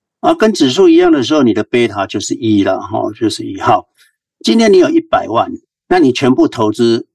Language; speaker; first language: Chinese; native; Chinese